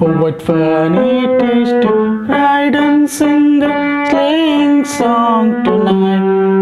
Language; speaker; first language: English; non-native, local second language; Telugu